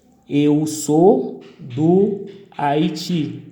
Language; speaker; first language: Portuguese; non-native, fluent; Haitian Creole